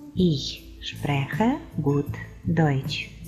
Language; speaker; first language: German; non-native, fluent; Ukrainian